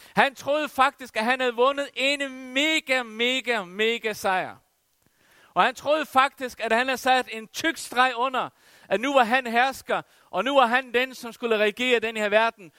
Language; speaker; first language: Danish; non-native, local second language; Faroese